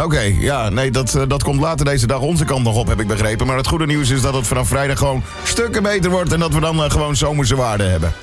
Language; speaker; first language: Dutch; native; Dutch